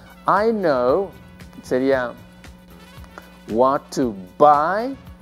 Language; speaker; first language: English; non-native, fluent; Spanish